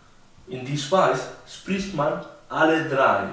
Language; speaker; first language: German; non-native, fluent; Spanish